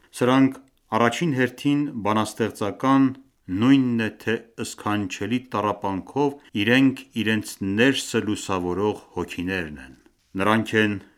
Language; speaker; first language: Armenian; early bilingual, heritage; Armenian